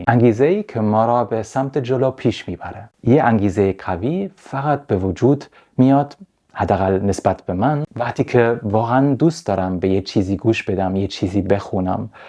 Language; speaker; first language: Persian; non-native, fluent; German